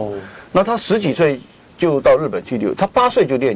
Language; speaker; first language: Chinese; native; Chinese